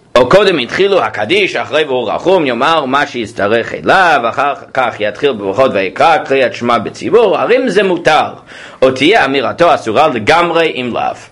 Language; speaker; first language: Hebrew; non-native, fluent; English